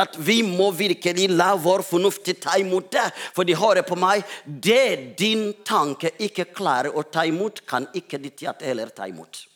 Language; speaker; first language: Norwegian; non-native, fluent; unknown